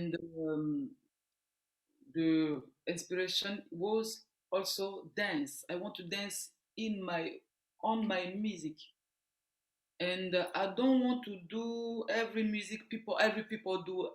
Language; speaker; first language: English; non-native, learner; French